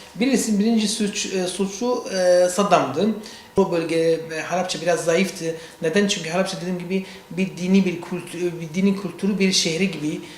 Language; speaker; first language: Turkish; non-native, learner; Central Kurdish